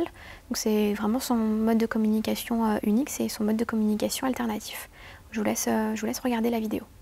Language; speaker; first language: French; native; French